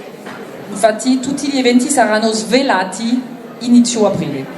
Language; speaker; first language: Italian; non-native, learner; French